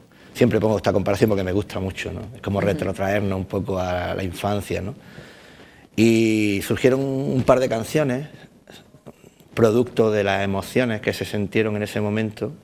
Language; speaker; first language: Spanish; native; Spanish